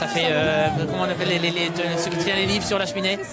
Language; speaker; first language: French; native; French